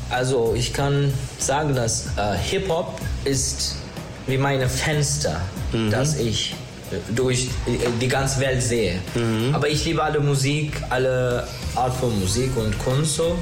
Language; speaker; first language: German; non-native, learner; Turkish